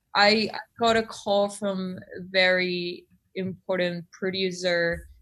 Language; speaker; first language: English; non-native, fluent; Spanish